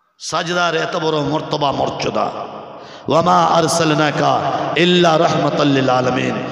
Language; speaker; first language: Bangla; non-native, local second language; Urdu